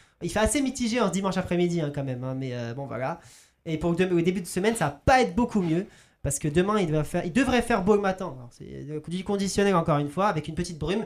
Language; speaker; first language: French; native; French